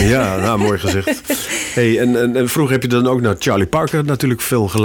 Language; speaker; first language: Dutch; native; Dutch